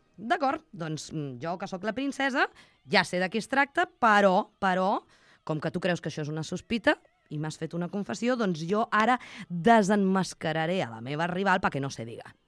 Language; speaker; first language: Catalan; non-native, fluent; Russian